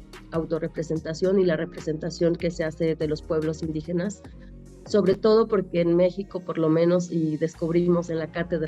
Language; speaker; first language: Spanish; native; Spanish